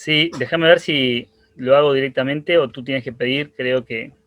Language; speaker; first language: Spanish; native; Spanish